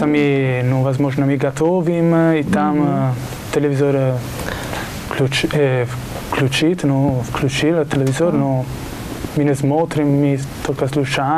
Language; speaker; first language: Russian; non-native, learner; Italian